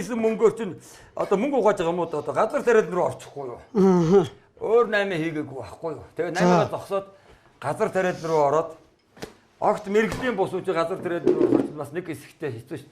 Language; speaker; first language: Mongolian; native; Mongolian